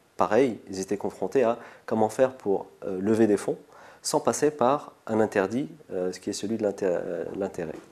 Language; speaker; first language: French; early bilingual, other home language; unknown